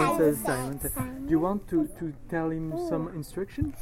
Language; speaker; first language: English; non-native, fluent; French